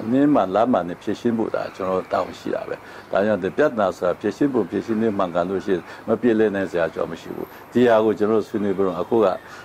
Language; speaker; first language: Burmese; non-native, local second language; Kachin